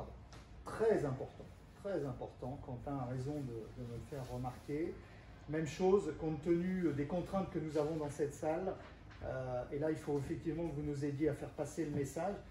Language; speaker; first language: French; native; French